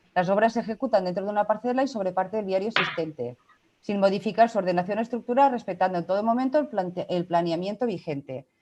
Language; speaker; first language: Spanish; non-native, local second language; Catalan